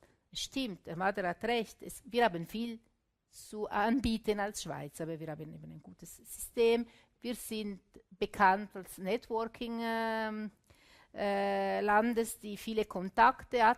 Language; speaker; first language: German; non-native, local second language; Italian